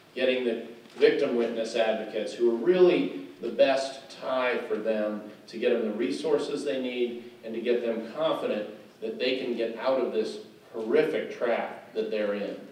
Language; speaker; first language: English; native; English